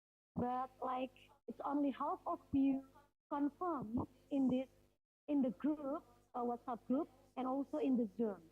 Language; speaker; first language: English; non-native, fluent; Indonesian